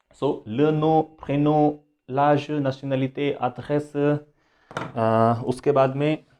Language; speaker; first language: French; non-native, fluent; Hindi